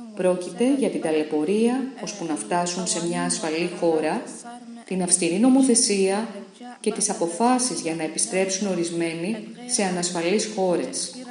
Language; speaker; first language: Greek; non-native, learner; Persian